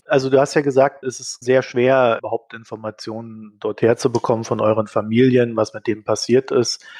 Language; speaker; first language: German; native; German